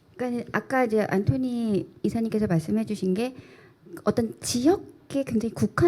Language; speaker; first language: Korean; native; Korean